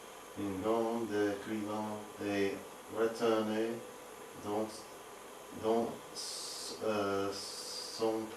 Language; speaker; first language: French; non-native, learner; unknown